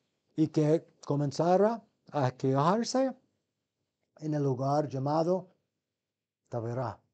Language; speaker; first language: Spanish; non-native, fluent; English